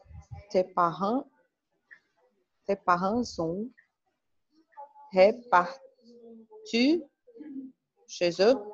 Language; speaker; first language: French; non-native, learner; Portuguese